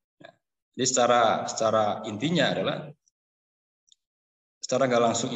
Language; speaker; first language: Indonesian; native; Indonesian